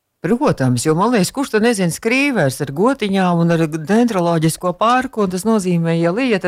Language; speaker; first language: Latvian; native; Latvian